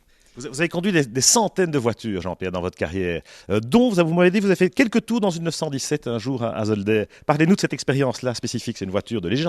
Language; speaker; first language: French; native; French